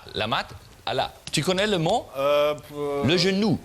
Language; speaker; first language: French; non-native, learner; German